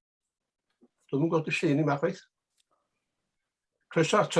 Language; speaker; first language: Welsh; native; Welsh